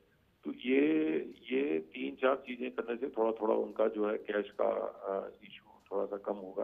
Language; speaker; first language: Hindi; native; Hindi